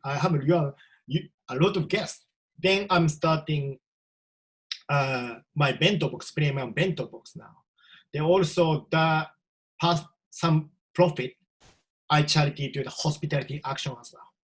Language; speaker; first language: English; non-native, learner; Japanese